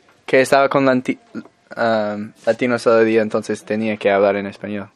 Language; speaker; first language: Spanish; non-native, learner; English